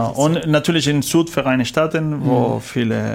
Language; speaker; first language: German; non-native, learner; Spanish